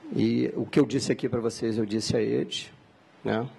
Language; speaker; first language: Portuguese; native; Portuguese